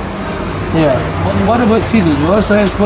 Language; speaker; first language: English; non-native, learner; Indonesian